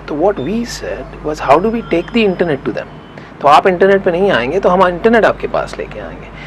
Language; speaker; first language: Hindi; native; Hindi